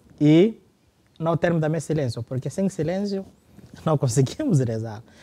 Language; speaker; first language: Portuguese; non-native, fluent; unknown